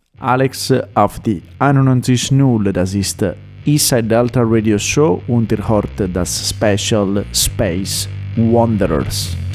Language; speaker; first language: German; non-native, learner; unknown